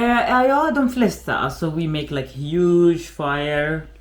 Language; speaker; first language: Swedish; non-native, fluent; Arabic